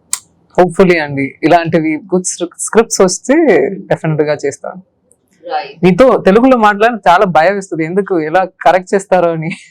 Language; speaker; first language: Telugu; non-native, learner; Tamil